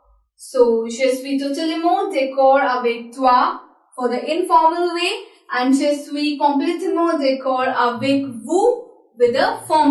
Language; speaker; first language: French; non-native, learner; Hindi